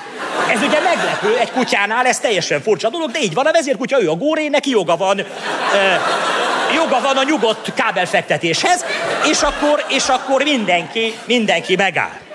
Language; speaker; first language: Hungarian; native; Hungarian